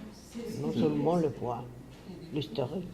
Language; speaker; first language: French; non-native, learner; Spanish